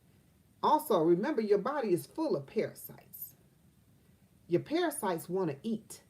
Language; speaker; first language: English; native; English